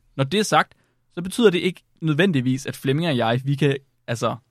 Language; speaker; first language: Danish; native; Danish